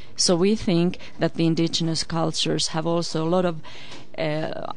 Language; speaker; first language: English; non-native, fluent; Finnish